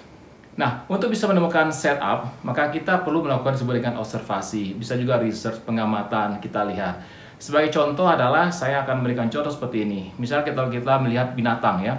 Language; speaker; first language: Indonesian; native; Indonesian